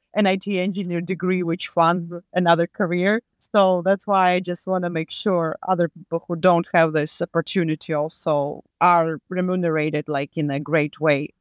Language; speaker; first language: English; non-native, fluent; Latvian